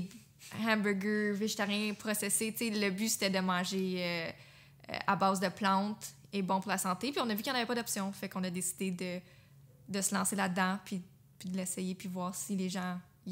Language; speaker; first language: French; native; French